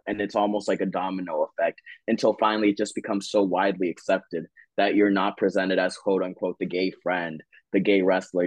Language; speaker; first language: English; native; English